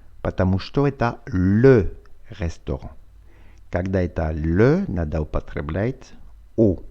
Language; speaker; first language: Russian; non-native, fluent; French